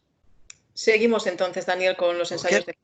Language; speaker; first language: Spanish; native; Spanish